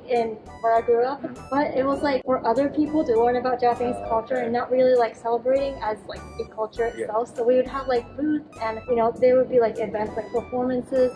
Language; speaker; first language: English; native; English